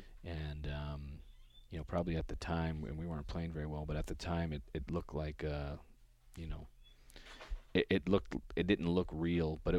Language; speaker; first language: English; native; English